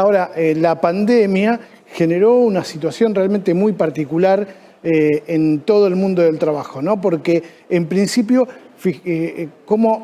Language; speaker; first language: Spanish; native; Spanish